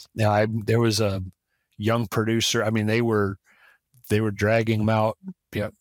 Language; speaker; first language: English; native; English